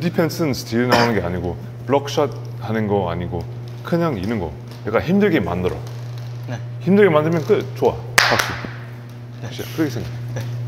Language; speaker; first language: Korean; non-native, learner; English